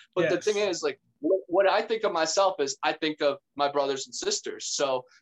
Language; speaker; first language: English; native; English